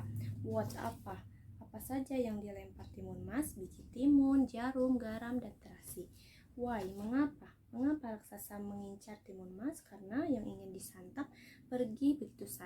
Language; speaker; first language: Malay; non-native, local second language; Sundanese